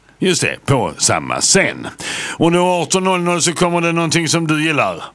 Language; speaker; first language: Swedish; native; Swedish